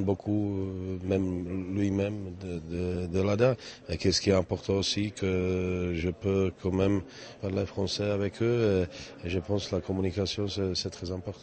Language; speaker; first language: French; non-native, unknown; Czech